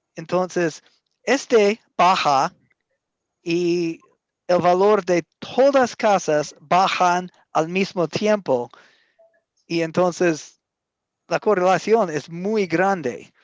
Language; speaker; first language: Spanish; non-native, learner; English